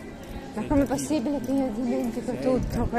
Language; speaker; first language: Italian; non-native, learner; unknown